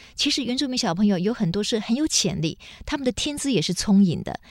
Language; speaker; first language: Chinese; non-native, local second language; Min Nan Chinese